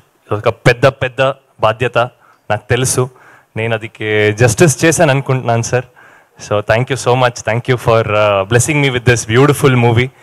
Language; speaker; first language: Telugu; non-native, learner; Kannada